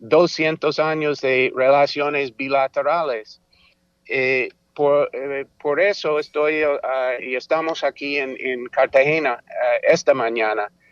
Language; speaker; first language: Spanish; non-native, fluent; English